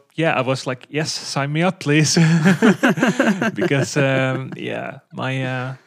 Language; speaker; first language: English; non-native, fluent; Dutch